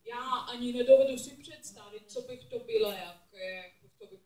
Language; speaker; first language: Czech; non-native, learner; English